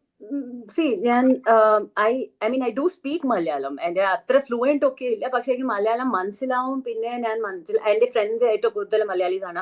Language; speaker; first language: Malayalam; non-native, learner; Telugu